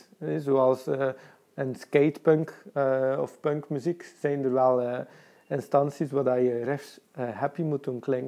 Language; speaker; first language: Dutch; native; Dutch